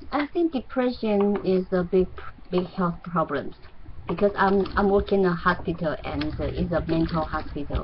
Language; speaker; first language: English; non-native, learner; Chinese